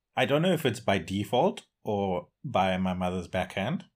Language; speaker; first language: English; native; English